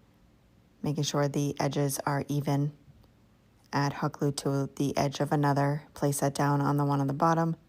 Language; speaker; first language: English; native; English